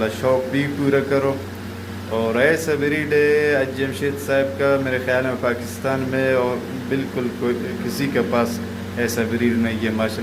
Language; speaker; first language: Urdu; non-native, local second language; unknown